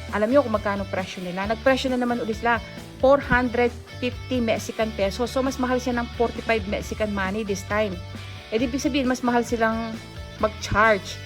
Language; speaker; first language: Filipino; non-native, local second language; Pampanga